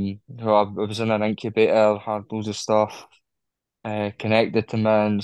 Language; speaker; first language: English; native; English